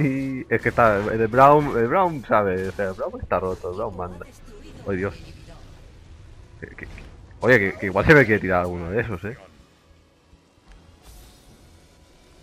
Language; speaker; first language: Spanish; native; Spanish